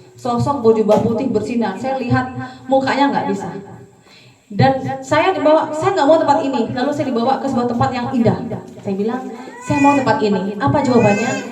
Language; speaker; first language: Indonesian; non-native, local second language; Madurese